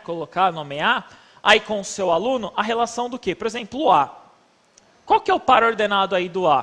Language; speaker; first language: Portuguese; native; Portuguese